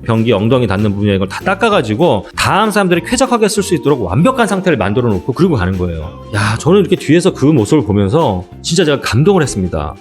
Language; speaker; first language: Korean; native; Korean